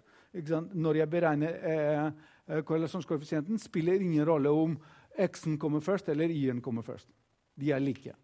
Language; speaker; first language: Norwegian; non-native, fluent; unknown